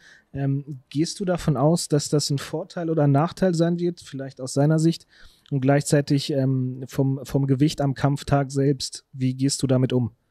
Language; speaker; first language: German; native; German